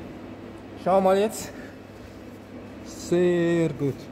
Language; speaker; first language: German; non-native, learner; Persian